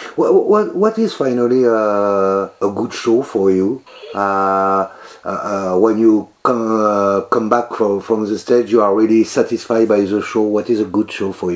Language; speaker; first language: English; non-native, learner; French